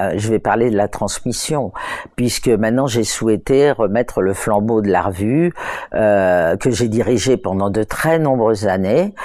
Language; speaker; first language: French; native; French